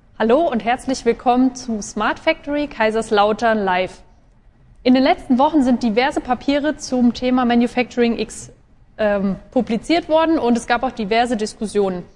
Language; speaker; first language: German; native; German